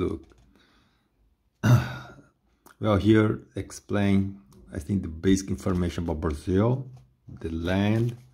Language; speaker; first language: English; non-native, fluent; Portuguese